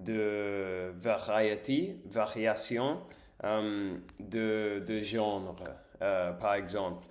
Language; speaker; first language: French; non-native, learner; English